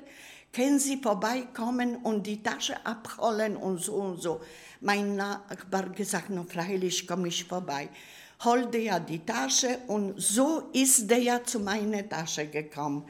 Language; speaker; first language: German; non-native, learner; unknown